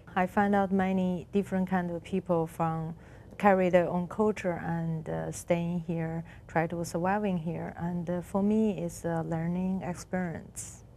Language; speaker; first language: English; non-native, learner; Chinese